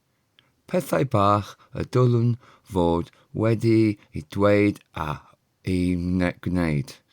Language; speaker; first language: Welsh; non-native, fluent; English